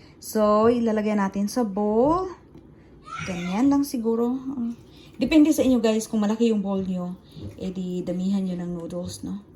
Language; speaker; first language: Filipino; non-native, local second language; Cebuano